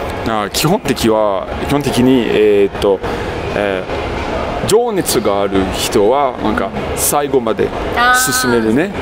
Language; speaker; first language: Japanese; non-native, fluent; French